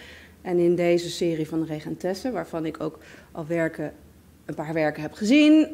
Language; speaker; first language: Dutch; native; Dutch